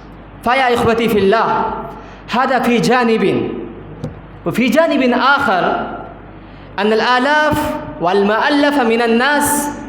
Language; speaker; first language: Arabic; non-native, fluent; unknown